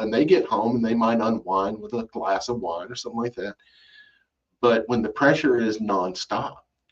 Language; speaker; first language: English; native; English